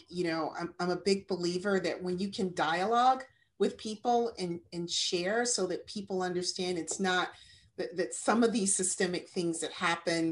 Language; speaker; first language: English; native; English